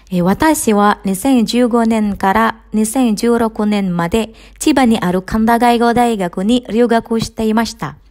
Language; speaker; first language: Japanese; non-native, fluent; Indonesian